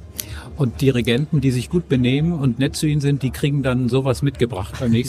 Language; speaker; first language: German; native; German